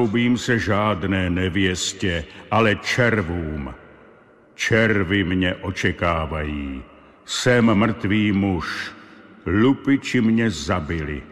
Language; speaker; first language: Czech; native; Czech